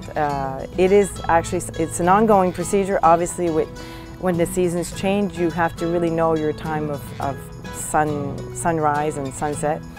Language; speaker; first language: English; native; English